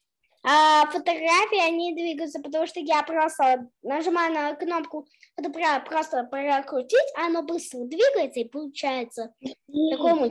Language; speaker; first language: Russian; early bilingual, heritage; Russian